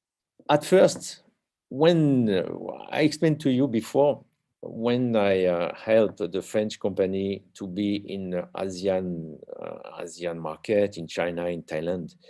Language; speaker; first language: English; non-native, learner; French